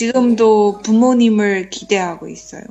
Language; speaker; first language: Korean; non-native, learner; Chinese